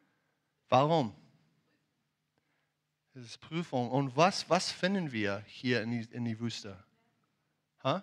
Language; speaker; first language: German; non-native, fluent; English